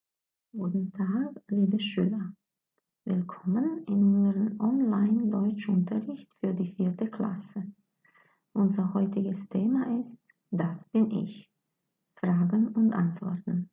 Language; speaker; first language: German; non-native, fluent; Croatian